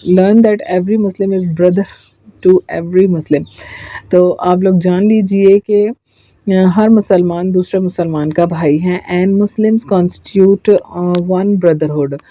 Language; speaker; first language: Urdu; native; Urdu